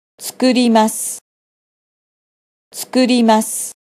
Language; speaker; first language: Japanese; non-native, fluent; Vietnamese